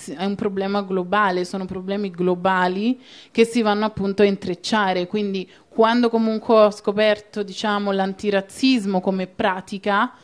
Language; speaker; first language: Italian; native; Italian